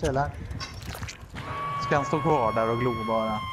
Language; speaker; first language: Swedish; native; Swedish